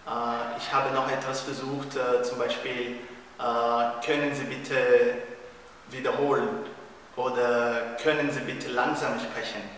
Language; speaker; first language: German; non-native, learner; Portuguese